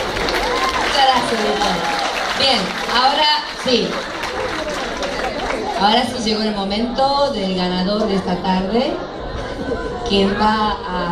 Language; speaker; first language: Spanish; native; Spanish